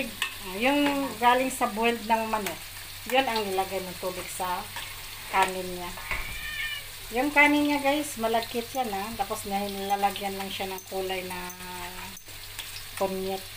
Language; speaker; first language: Filipino; non-native, local second language; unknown